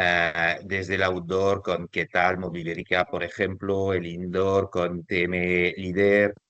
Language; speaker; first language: Spanish; non-native, fluent; French